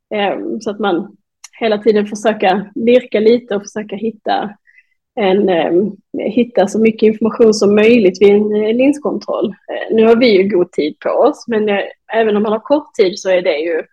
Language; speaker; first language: Swedish; native; Swedish